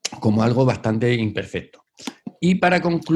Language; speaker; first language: Spanish; native; Spanish